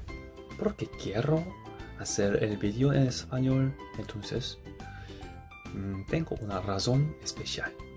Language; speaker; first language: Spanish; non-native, learner; Korean